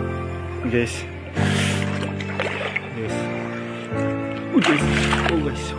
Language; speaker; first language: English; non-native, learner; Indonesian